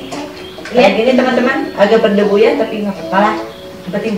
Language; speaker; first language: Indonesian; native; Indonesian